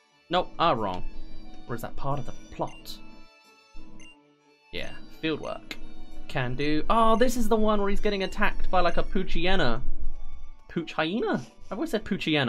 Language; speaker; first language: English; native; English